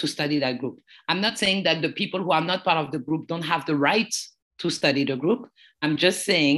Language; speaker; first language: English; non-native, fluent; French